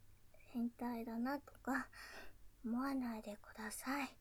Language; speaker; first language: Japanese; native; Japanese